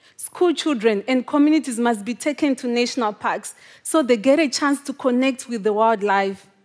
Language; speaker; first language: English; non-native, local second language; Shona